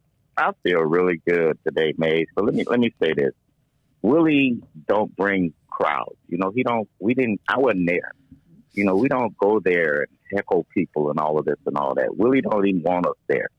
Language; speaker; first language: English; native; English